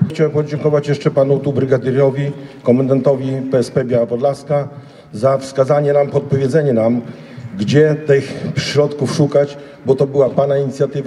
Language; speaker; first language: Polish; native; Polish